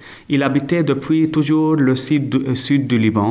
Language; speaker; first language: French; non-native, local second language; Arabic